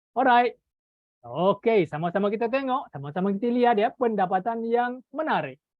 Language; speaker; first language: Malay; native; Malay